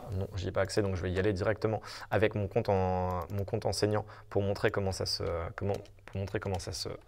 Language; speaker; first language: French; native; French